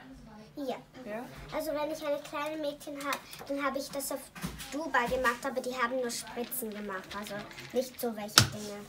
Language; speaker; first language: German; early bilingual, other home language; English